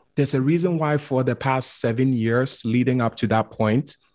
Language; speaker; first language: English; non-native, local second language; Akan